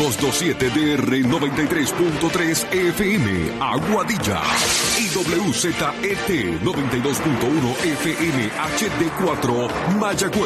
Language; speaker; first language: Spanish; native; Spanish